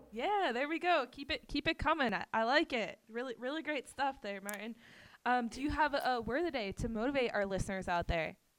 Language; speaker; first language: English; native; English